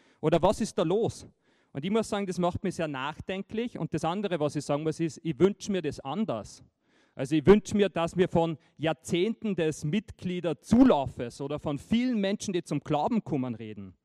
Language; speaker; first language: German; native; German